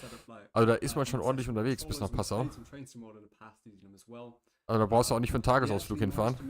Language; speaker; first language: German; native; German